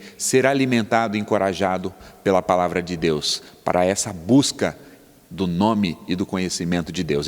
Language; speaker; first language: Portuguese; native; Portuguese